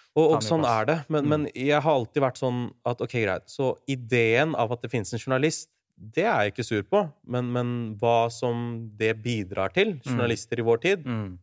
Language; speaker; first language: Norwegian; early bilingual, other home language; Urdu